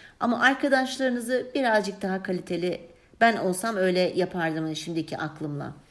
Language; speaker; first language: Turkish; early bilingual, heritage; Turkish